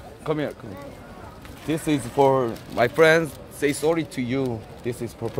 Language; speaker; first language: English; non-native, learner; Korean